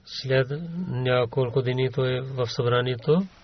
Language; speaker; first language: Bulgarian; non-native, learner; Urdu